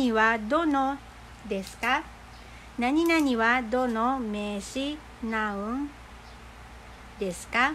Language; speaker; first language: Japanese; non-native, fluent; Filipino